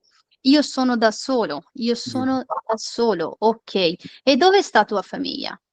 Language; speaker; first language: Italian; non-native, fluent; Urdu